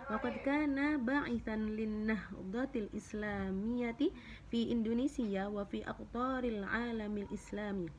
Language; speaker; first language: Arabic; non-native, learner; Indonesian